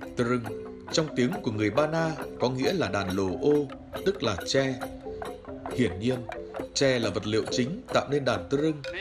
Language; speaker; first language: Vietnamese; native; Vietnamese